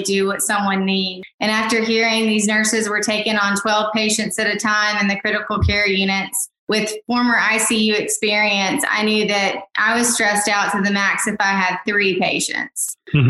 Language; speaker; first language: English; native; English